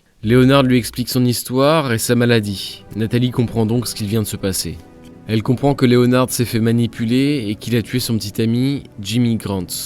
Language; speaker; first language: French; native; French